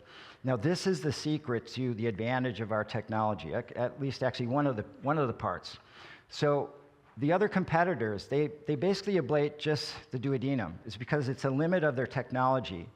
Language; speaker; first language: English; native; English